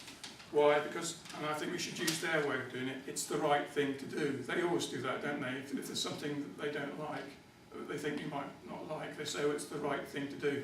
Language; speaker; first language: English; native; English